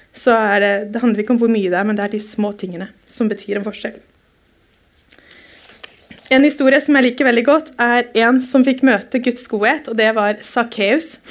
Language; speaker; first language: Norwegian; native; Norwegian